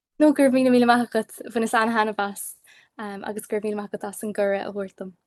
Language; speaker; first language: Irish; native; Irish